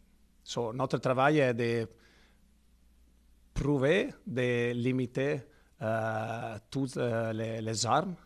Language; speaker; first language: French; non-native, fluent; Italian